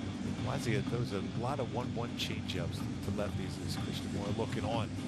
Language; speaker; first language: English; native; English